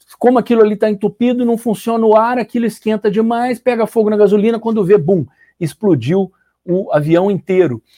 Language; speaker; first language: Portuguese; native; Portuguese